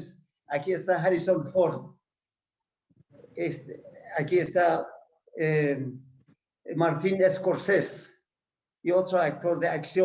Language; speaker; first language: Spanish; non-native, learner; Persian